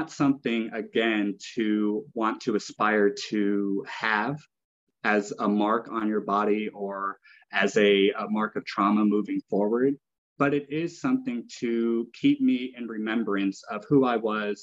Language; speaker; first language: English; native; English